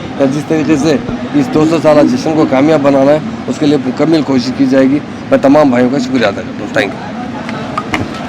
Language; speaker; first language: Urdu; native; Urdu